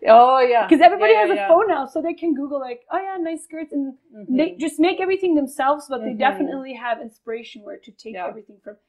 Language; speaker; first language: English; non-native, fluent; Spanish